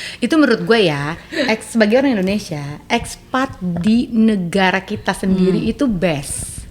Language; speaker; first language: Indonesian; native; Indonesian